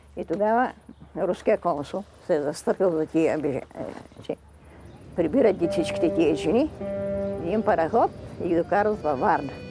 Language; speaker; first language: Bulgarian; native; Bulgarian